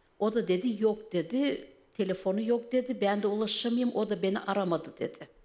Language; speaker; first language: Turkish; native; Turkish